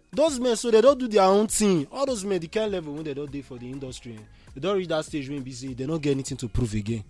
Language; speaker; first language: Nigerian Pidgin; native; Nigerian Pidgin